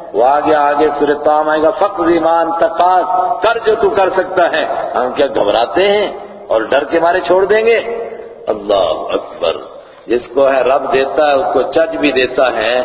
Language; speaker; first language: Urdu; non-native, local second language; Kashmiri